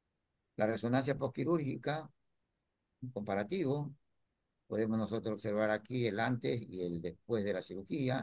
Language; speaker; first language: Spanish; native; Spanish